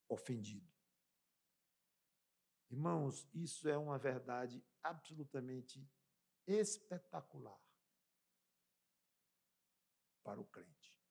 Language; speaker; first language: Portuguese; native; Portuguese